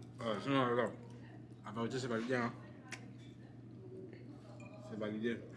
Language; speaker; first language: French; native; French